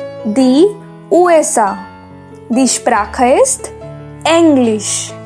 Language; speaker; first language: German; non-native, fluent; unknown